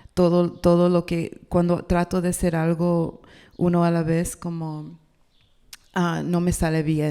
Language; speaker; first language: Spanish; non-native, learner; English